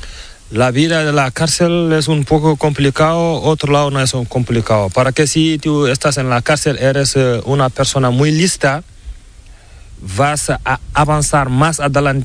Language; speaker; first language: Spanish; non-native, learner; Fula